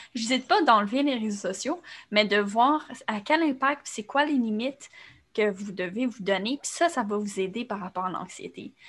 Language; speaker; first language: French; native; French